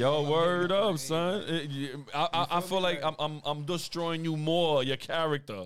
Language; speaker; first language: English; native; English